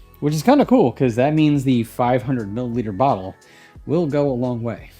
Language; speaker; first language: English; native; English